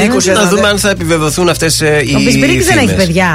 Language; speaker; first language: Greek; native; Greek